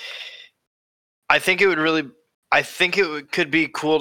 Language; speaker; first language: English; native; English